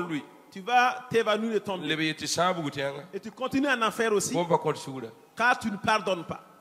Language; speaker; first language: French; non-native, local second language; Mossi